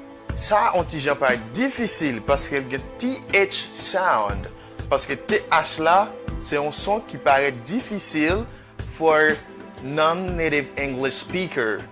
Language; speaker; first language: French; non-native, local second language; Haitian Creole